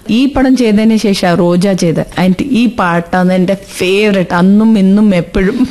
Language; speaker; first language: Malayalam; early bilingual, heritage; Malayalam